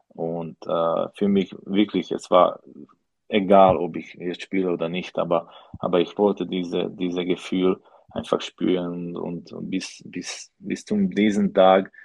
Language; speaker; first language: German; non-native, learner; Slovak